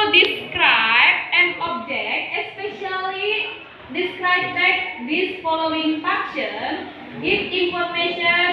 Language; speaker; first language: English; non-native, fluent; Indonesian